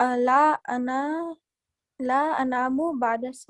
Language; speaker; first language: Arabic; non-native, learner; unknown